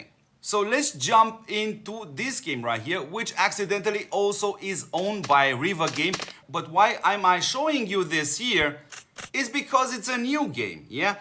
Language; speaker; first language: English; non-native, fluent; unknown